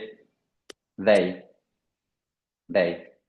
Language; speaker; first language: English; non-native, fluent; French